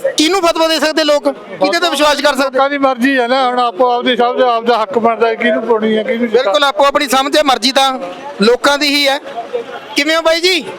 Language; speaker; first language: Punjabi; native; Punjabi